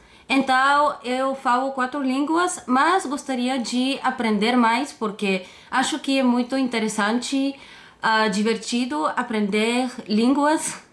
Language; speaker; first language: Portuguese; non-native, fluent; Bulgarian